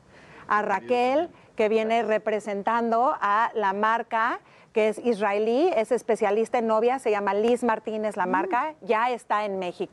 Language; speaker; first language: Spanish; native; Spanish